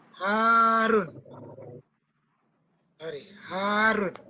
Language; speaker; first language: Arabic; non-native, fluent; Indonesian